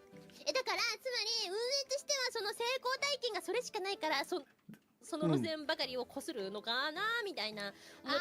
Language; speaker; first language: Japanese; native; Japanese